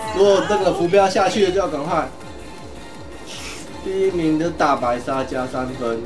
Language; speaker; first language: Chinese; native; Chinese